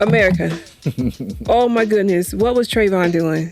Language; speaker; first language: English; native; English